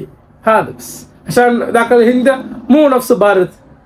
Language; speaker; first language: Arabic; non-native, learner; Tamil